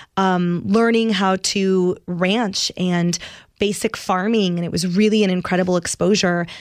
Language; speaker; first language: English; native; English